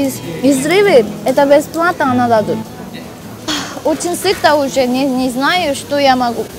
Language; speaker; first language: Russian; non-native, learner; Korean